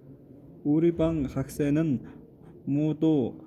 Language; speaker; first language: Korean; non-native, fluent; Mongolian